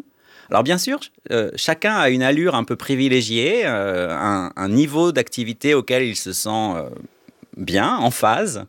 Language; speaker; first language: French; native; French